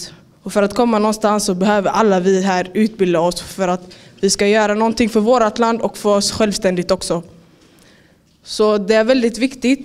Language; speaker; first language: Swedish; early bilingual, other home language; Somali